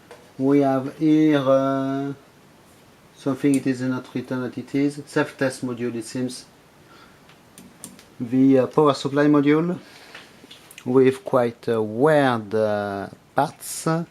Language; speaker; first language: English; non-native, fluent; French